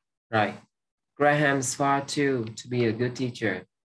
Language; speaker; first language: English; non-native, fluent; Vietnamese